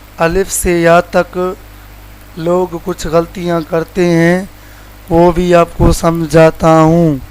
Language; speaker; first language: Urdu; non-native, local second language; Sindhi